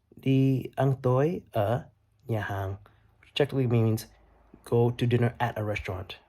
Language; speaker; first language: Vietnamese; early bilingual, heritage; Vietnamese